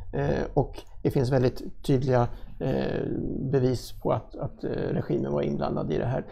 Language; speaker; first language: Swedish; native; Swedish